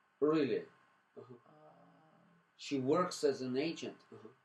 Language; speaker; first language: English; non-native, fluent; Russian